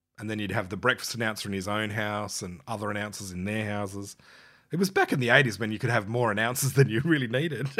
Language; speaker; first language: English; native; English